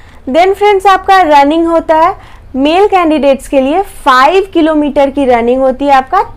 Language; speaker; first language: Hindi; native; Hindi